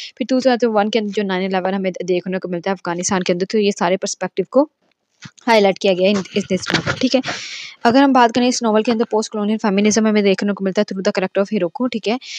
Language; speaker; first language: Urdu; native; Urdu